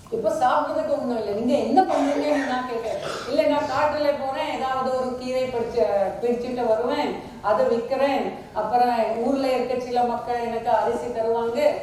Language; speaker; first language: Tamil; non-native, local second language; Marathi